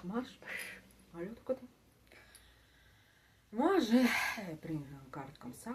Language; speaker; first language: French; non-native, learner; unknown